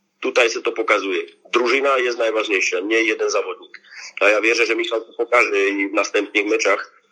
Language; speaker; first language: Polish; non-native, learner; Slovak